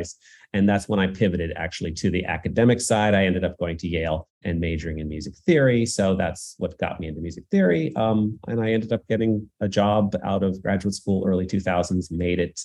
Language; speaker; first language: English; native; English